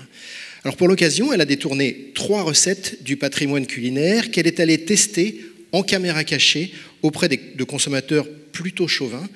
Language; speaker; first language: French; native; French